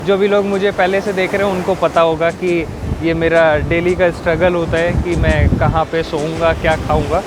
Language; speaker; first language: Hindi; native; Hindi